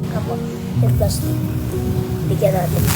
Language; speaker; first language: Filipino; native; Filipino